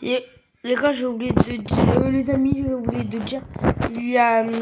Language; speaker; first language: French; native; French